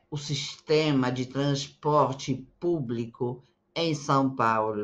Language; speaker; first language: Portuguese; non-native, fluent; Spanish